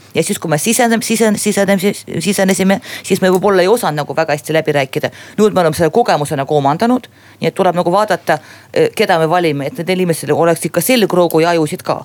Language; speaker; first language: Estonian; non-native, local second language; Russian